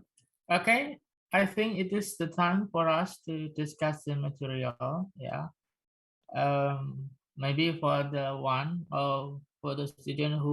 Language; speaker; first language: English; non-native, fluent; Indonesian